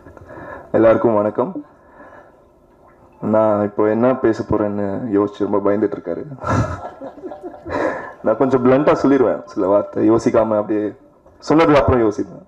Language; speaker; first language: Tamil; non-native, fluent; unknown